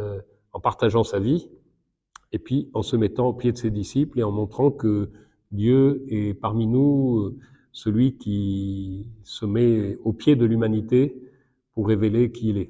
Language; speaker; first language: French; native; French